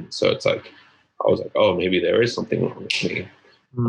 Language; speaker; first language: English; native; English